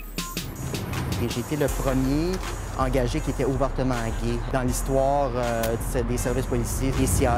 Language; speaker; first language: French; native; French